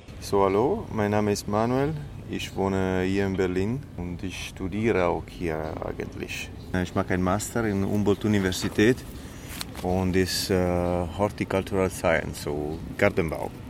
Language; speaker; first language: German; non-native, learner; Italian